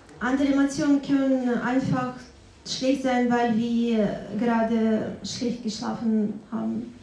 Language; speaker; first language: German; non-native, fluent; Russian